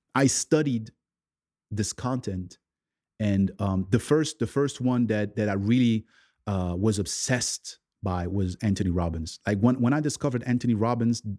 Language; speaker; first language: English; early bilingual, other home language; French